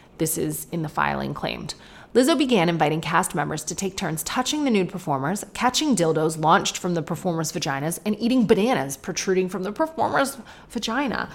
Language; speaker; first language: English; native; English